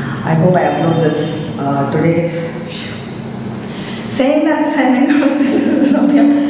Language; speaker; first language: English; non-native, local second language; Tamil